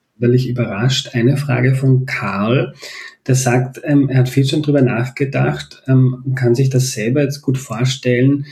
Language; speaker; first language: German; native; German